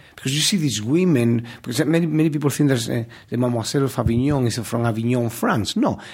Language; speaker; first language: English; non-native, fluent; Spanish